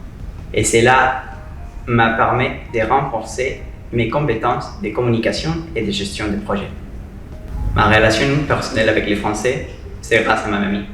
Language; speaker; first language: French; non-native, fluent; Spanish